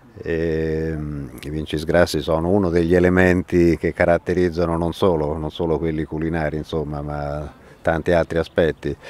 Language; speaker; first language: Italian; native; Italian